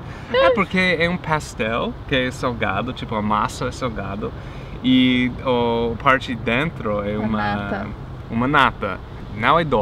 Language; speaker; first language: Portuguese; non-native, fluent; English